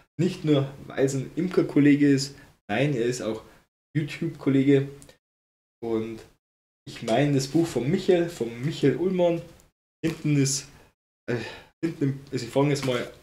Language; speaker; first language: German; native; German